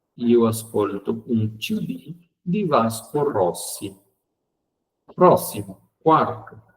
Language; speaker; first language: Italian; non-native, fluent; Portuguese